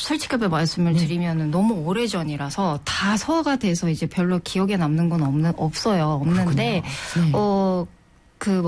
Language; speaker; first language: Korean; non-native, fluent; Japanese